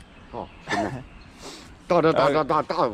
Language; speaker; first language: Chinese; native; Chinese